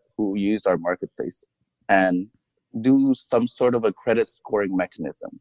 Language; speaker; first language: English; non-native, fluent; Indonesian